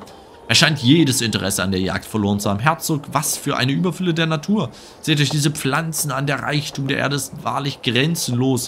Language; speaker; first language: German; native; German